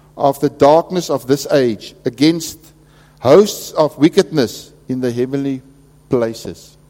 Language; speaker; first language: English; non-native, local second language; Afrikaans